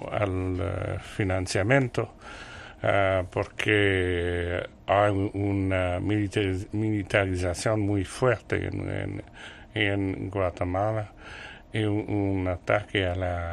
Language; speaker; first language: Spanish; non-native, learner; French